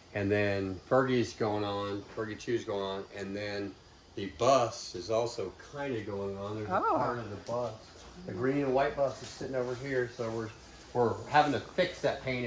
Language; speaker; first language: English; native; English